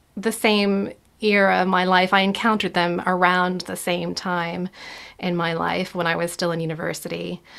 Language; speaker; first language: English; native; English